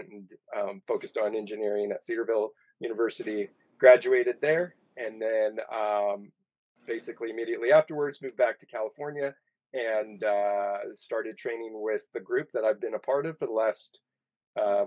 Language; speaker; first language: English; native; English